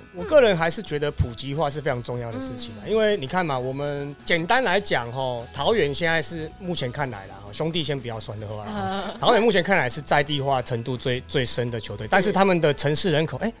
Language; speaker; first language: Chinese; non-native, local second language; Min Nan Chinese